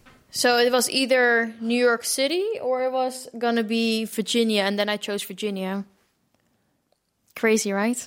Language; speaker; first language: English; non-native, fluent; Dutch